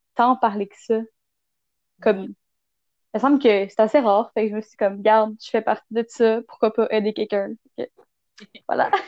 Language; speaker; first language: French; native; French